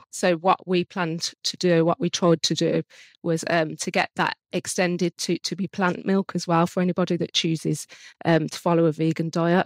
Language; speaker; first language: English; native; English